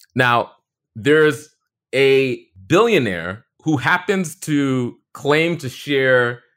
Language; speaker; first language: English; native; English